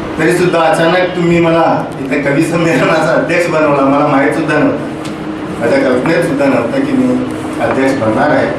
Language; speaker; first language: Marathi; non-native, local second language; Urdu